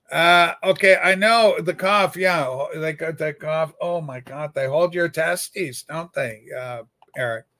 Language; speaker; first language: English; native; English